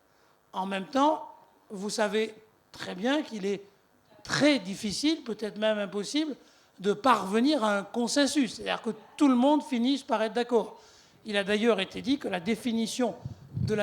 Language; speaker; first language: French; native; French